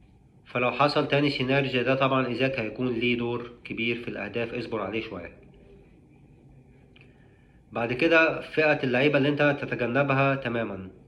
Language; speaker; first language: Arabic; native; Arabic